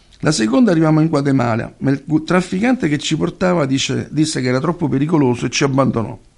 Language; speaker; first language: Italian; native; Italian